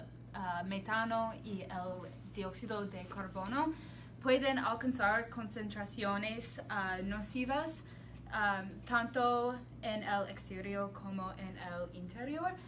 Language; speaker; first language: Spanish; non-native, learner; English